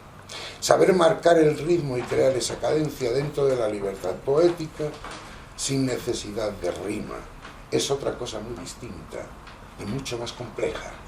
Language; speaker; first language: Spanish; native; Spanish